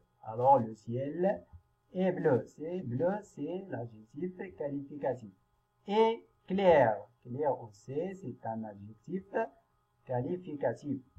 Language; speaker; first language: French; non-native, local second language; Arabic